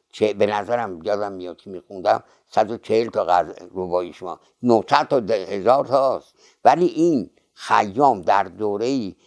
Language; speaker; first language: Persian; native; Persian